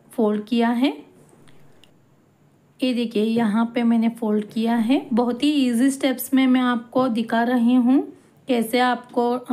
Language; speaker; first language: Hindi; non-native, local second language; Kannada